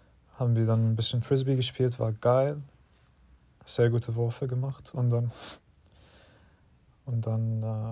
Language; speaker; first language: German; non-native, fluent; Arabic